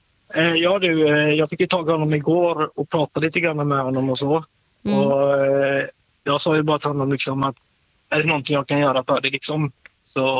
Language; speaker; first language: Swedish; native; Swedish